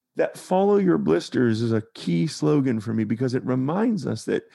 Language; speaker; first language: English; native; English